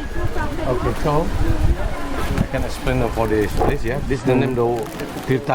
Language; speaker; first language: English; non-native, learner; Indonesian